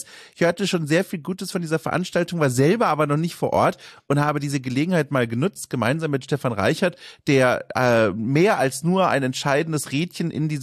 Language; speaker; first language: German; native; German